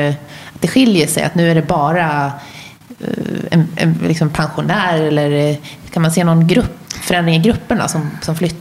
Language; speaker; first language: Swedish; native; Swedish